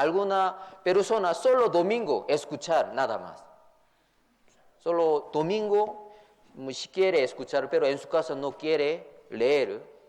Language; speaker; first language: Spanish; non-native, fluent; Korean